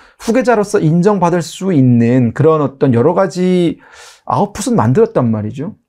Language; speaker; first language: Korean; native; Korean